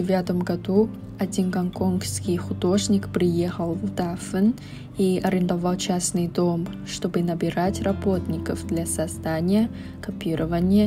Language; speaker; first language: Russian; non-native, fluent; Chinese